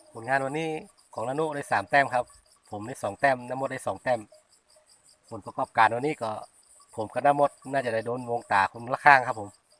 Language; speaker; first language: Thai; native; Thai